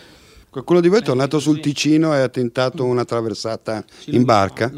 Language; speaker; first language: Italian; native; Italian